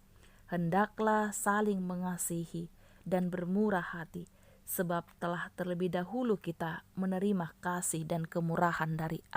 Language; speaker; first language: Malay; native; Malay